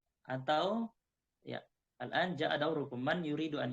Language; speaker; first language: Arabic; non-native, fluent; Indonesian